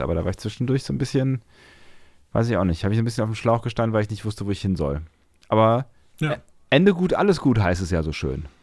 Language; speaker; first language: German; native; German